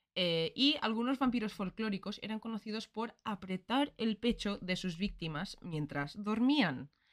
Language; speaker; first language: Spanish; early bilingual, other home language; English